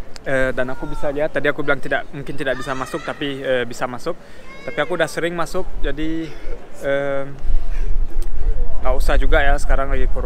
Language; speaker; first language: Indonesian; early bilingual, heritage; German